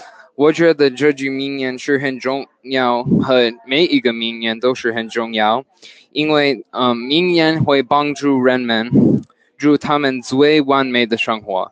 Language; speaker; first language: Chinese; non-native, learner; English